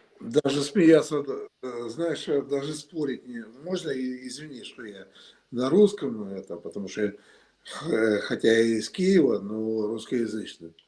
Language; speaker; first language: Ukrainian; non-native, local second language; Russian